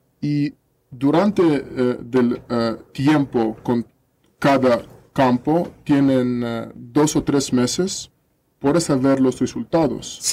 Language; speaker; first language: Spanish; non-native, learner; Russian